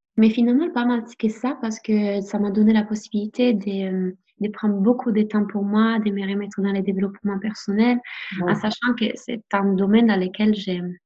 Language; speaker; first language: French; non-native, fluent; Italian